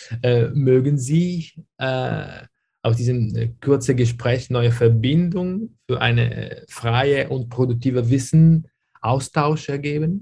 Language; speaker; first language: German; non-native, fluent; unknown